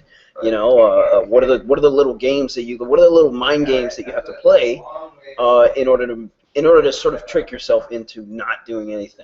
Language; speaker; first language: English; native; English